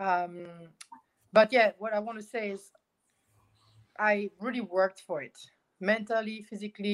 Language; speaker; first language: English; non-native, fluent; French